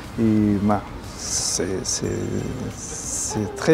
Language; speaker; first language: French; non-native, learner; Spanish